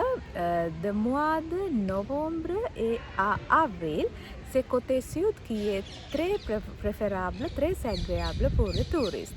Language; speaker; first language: French; non-native, learner; Sinhala